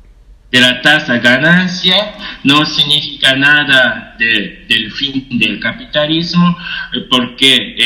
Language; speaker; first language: Spanish; non-native, fluent; Japanese